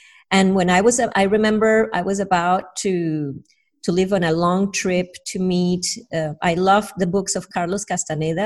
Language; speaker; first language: English; non-native, fluent; Spanish